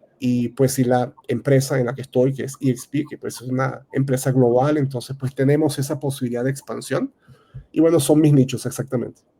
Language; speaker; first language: Spanish; native; Spanish